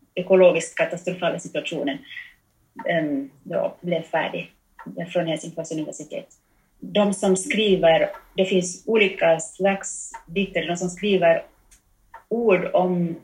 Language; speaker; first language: Swedish; early bilingual, heritage; German